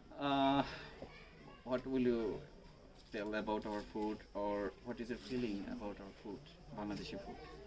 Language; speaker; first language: English; non-native, local second language; Bangla